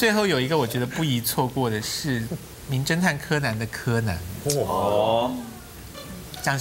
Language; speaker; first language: Chinese; native; Chinese